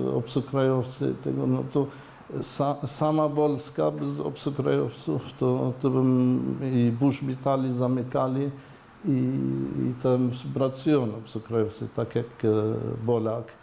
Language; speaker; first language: Polish; non-native, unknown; Arabic